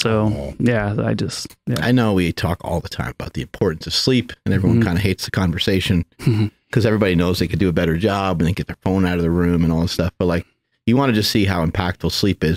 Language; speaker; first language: English; native; English